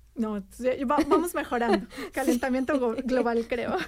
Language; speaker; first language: Spanish; native; Spanish